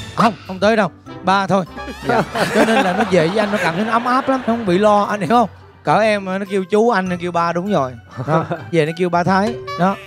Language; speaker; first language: Vietnamese; native; Vietnamese